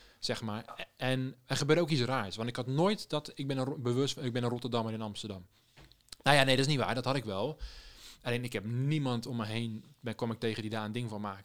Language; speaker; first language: Dutch; native; Dutch